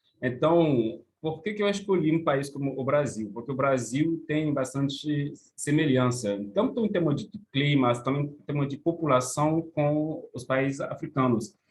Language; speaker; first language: Portuguese; non-native, fluent; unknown